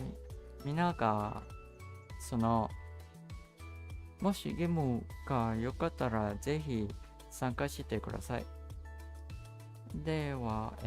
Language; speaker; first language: Japanese; non-native, learner; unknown